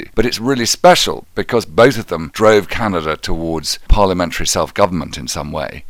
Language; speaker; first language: English; native; English